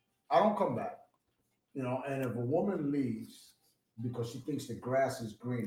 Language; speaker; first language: English; non-native, fluent; Spanish